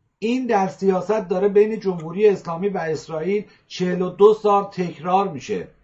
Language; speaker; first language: Persian; native; Persian